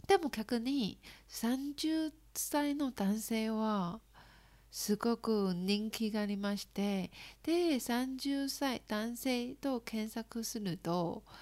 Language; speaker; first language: Japanese; non-native, learner; Chinese